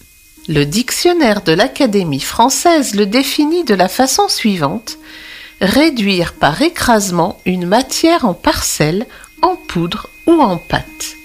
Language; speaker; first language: French; native; French